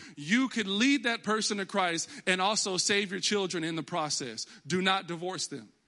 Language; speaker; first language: English; native; English